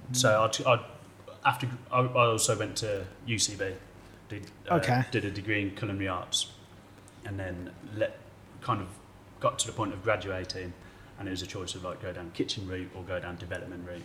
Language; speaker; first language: English; native; English